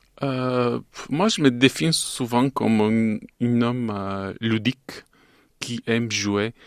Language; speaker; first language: French; non-native, fluent; Bulgarian